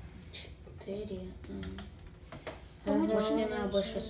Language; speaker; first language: Russian; early bilingual, other home language; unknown